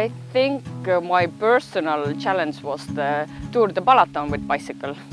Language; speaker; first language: English; non-native, learner; Estonian